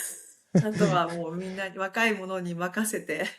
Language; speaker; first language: Japanese; native; Japanese